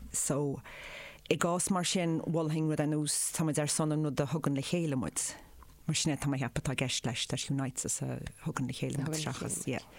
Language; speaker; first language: Irish; native; Irish